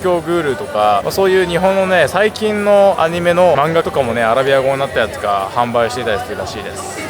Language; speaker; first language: Japanese; native; Japanese